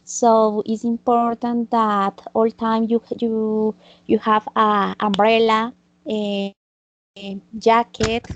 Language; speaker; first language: English; non-native, learner; Spanish